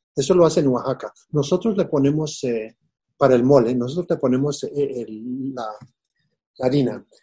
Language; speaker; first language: Spanish; early bilingual, heritage; Spanish